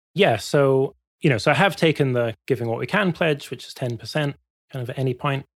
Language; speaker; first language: English; native; English